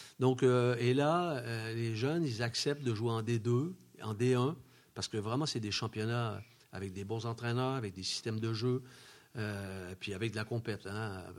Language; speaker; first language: French; native; French